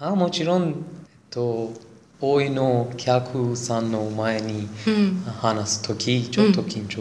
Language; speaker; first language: Japanese; non-native, learner; Persian